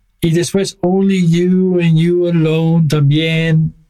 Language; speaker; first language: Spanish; non-native, fluent; English